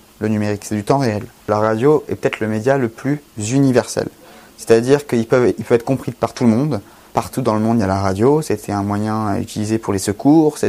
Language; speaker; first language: French; native; French